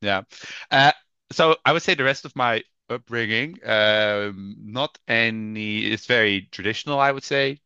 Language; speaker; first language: English; non-native, fluent; Dutch